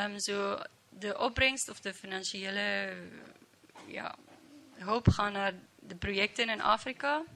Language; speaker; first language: Dutch; non-native, learner; English